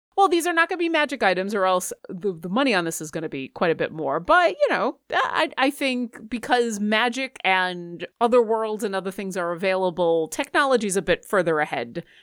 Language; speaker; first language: English; native; English